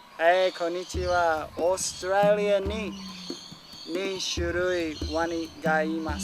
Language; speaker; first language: Japanese; non-native, learner; English